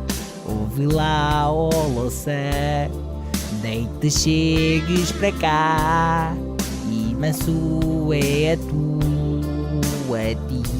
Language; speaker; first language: Portuguese; native; Portuguese